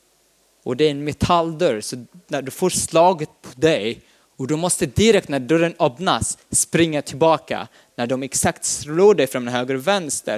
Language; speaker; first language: Swedish; non-native, fluent; Arabic